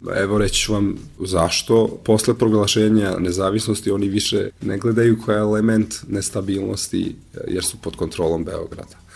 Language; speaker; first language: Serbian; non-native, local second language; Albanian